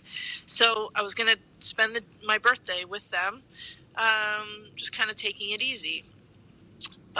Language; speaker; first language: English; native; English